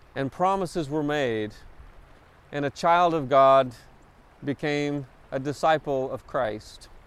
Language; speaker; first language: English; native; English